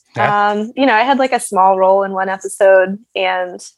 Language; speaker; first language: English; native; English